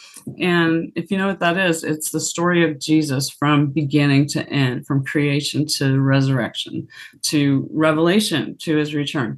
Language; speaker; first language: English; native; English